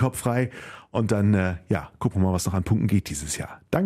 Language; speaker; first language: German; native; German